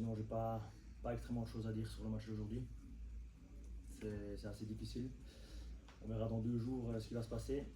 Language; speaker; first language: French; native; French